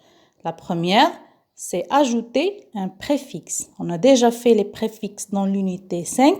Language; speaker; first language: French; non-native, local second language; Arabic